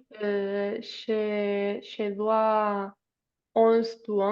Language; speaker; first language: French; non-native, learner; Spanish